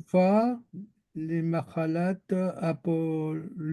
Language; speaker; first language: Hebrew; non-native, learner; French